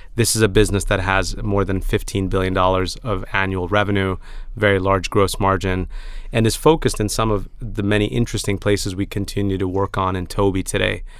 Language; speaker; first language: English; early bilingual, other home language; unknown